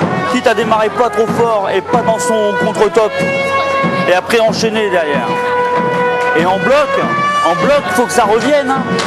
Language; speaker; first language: French; native; French